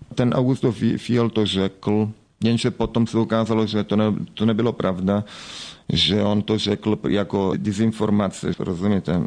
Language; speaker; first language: Czech; early bilingual, heritage; Italian